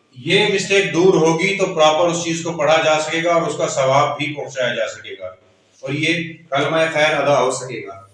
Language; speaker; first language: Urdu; non-native, local second language; Punjabi